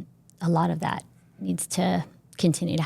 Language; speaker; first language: English; native; English